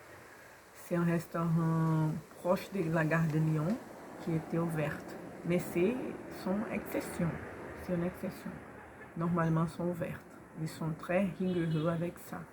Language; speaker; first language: French; non-native, learner; Portuguese